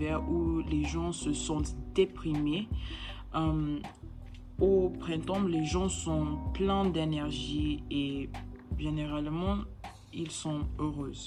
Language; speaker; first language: French; non-native, learner; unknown